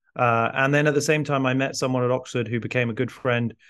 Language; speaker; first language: English; early bilingual, other home language; Arabic